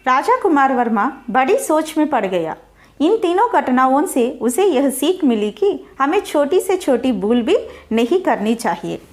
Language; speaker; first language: Hindi; non-native, local second language; Telugu